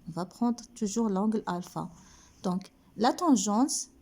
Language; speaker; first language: French; non-native, local second language; Arabic